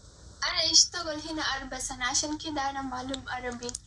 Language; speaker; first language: Arabic; non-native, learner; Bangla